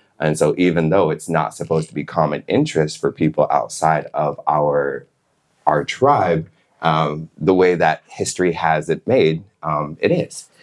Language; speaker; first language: English; native; English